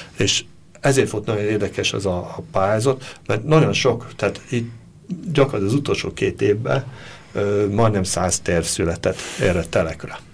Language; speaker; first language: Hungarian; early bilingual, heritage; Hungarian